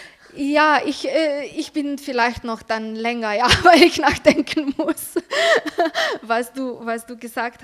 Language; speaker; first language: German; non-native, fluent; Slovenian